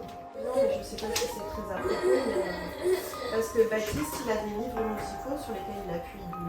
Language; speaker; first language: French; native; French